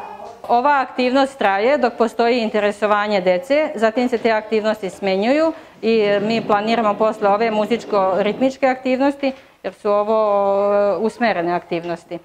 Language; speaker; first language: Serbian; native; Serbian